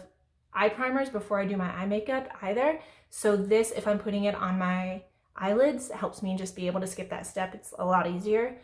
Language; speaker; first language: English; native; English